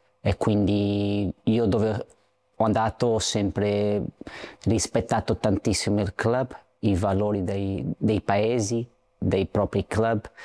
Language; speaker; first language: Italian; non-native, fluent; Portuguese